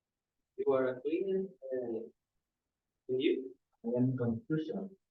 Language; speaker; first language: English; non-native, learner; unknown